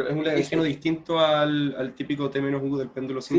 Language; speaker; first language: Spanish; native; Spanish